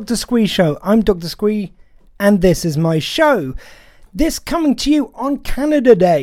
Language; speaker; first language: English; native; English